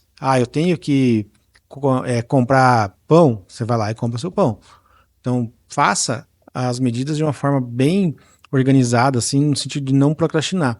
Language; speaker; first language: Portuguese; native; Portuguese